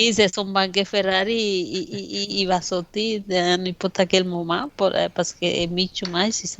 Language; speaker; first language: French; non-native, fluent; Spanish